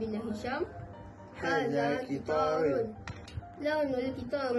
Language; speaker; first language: Arabic; non-native, fluent; Malay